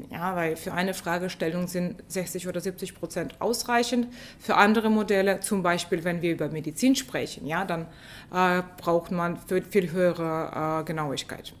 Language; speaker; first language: German; non-native, fluent; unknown